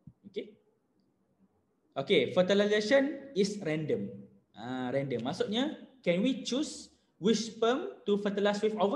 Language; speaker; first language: English; non-native, local second language; Malay